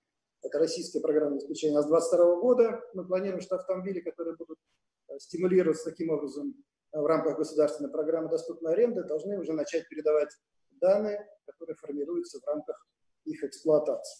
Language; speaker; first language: Russian; native; Russian